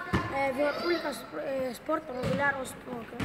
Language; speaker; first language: Swedish; early bilingual, other home language; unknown